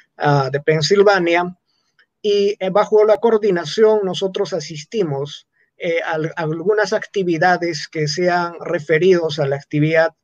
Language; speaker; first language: Spanish; non-native, local second language; Quechua